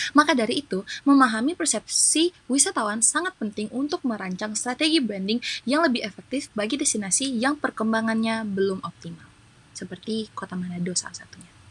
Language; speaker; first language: Indonesian; native; Indonesian